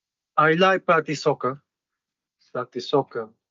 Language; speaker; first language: English; non-native, learner; Spanish